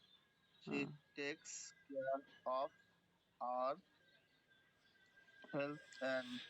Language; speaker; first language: English; non-native, learner; Bangla